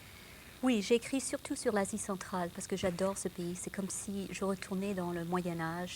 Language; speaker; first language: French; non-native, local second language; English